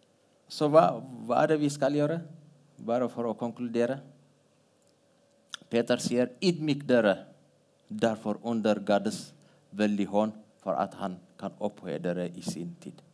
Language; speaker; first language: Norwegian; non-native, fluent; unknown